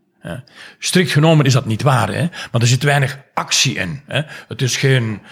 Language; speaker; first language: Dutch; native; Dutch